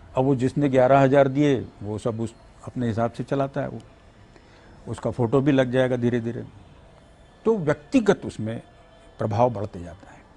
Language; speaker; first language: Hindi; native; Hindi